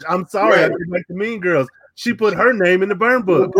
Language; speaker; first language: English; native; English